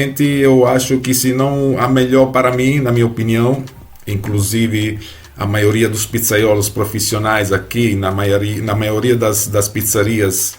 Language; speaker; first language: Portuguese; non-native, fluent; Italian